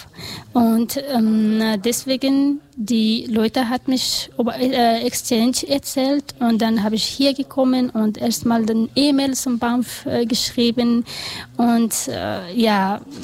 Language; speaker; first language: German; non-native, learner; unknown